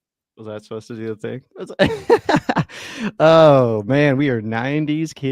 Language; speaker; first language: English; native; English